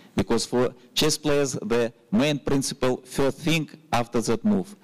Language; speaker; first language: English; non-native, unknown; Russian